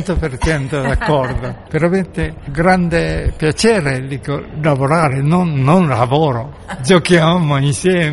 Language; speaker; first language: Italian; non-native, learner; Japanese